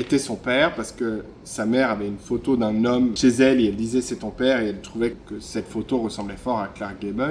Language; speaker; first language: French; native; French